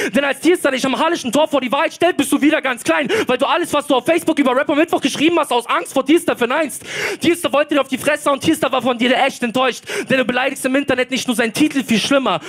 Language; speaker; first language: German; early bilingual, other home language; Polish